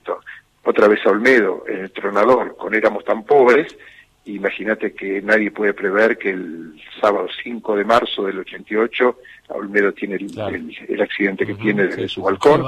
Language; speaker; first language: Spanish; native; Spanish